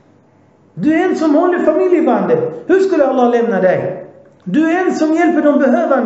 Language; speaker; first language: Swedish; early bilingual, other home language; Arabic